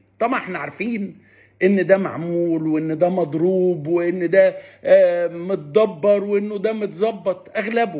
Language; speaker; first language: Arabic; native; Arabic